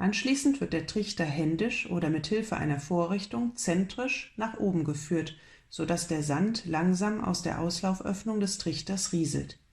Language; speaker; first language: German; native; German